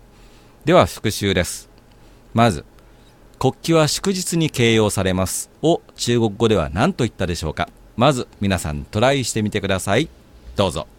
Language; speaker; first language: Japanese; native; Japanese